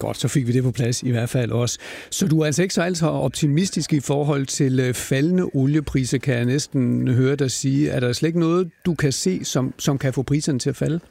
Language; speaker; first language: Danish; native; Danish